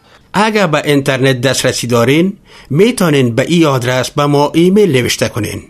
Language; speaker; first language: Persian; non-native, local second language; Pashto